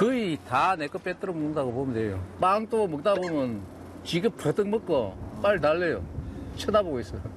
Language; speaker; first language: Korean; native; Korean